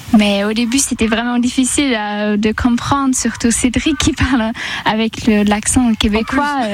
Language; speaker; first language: French; non-native, learner; German